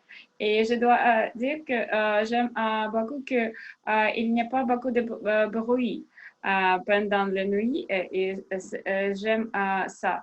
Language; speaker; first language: French; non-native, learner; Russian